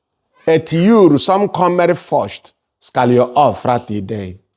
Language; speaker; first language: Swedish; non-native, fluent; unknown